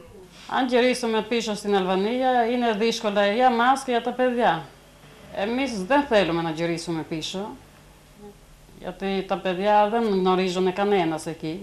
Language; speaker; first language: Greek; non-native, learner; Albanian